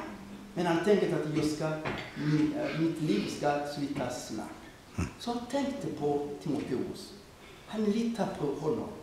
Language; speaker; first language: Swedish; non-native, fluent; Rundi